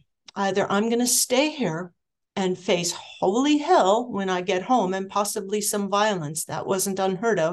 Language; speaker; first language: English; native; English